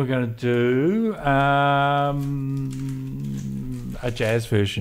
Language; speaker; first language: English; native; English